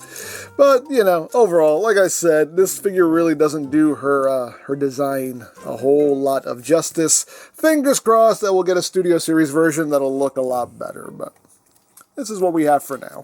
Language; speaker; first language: English; native; English